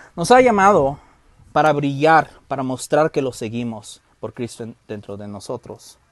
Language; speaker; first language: Spanish; early bilingual, heritage; Spanish